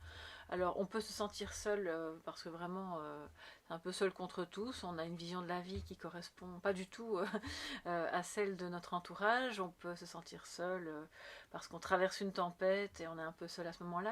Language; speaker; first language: French; native; French